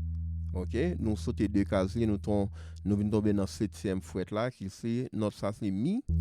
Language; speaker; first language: French; non-native, local second language; Haitian Creole